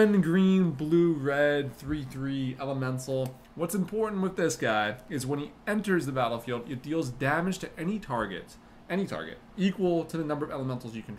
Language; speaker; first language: English; native; English